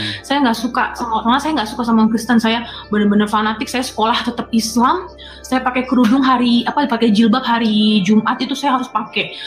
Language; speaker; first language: Indonesian; native; Indonesian